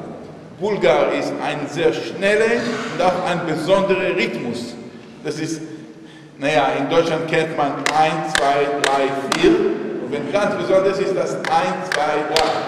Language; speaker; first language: German; non-native, fluent; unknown